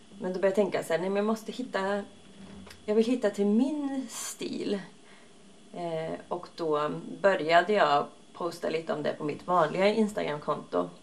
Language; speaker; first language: Swedish; native; Swedish